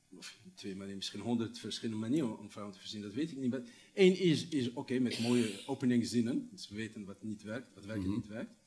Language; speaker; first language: Dutch; non-native, fluent; Arabic